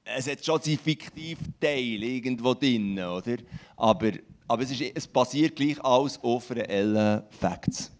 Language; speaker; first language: German; non-native, local second language; French